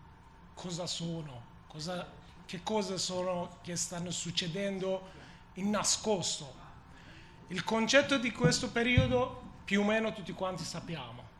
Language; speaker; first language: Italian; non-native, learner; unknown